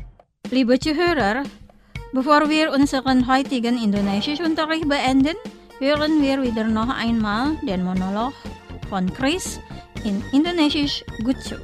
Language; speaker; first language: German; non-native, fluent; Indonesian